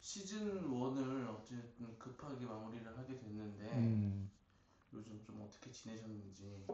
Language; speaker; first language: Korean; native; Korean